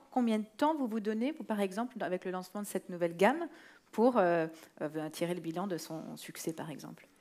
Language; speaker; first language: French; native; French